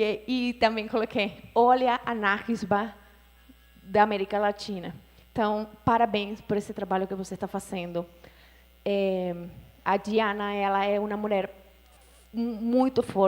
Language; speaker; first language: Portuguese; non-native, fluent; Spanish